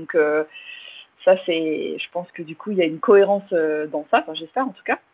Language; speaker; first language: French; early bilingual, other home language; English